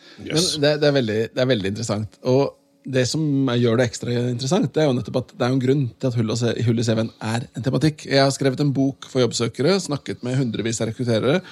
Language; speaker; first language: Norwegian; native; Norwegian